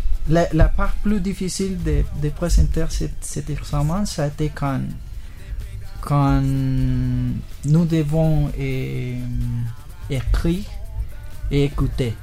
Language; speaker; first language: French; non-native, learner; Spanish